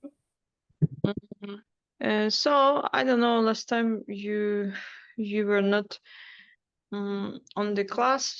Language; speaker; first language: English; non-native, fluent; Russian